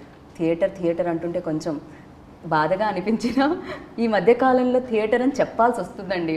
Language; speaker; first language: Telugu; native; Telugu